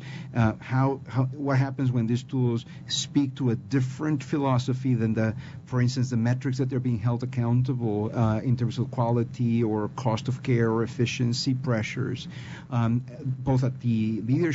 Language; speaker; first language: English; non-native, fluent; Spanish